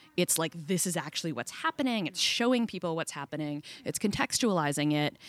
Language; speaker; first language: English; native; English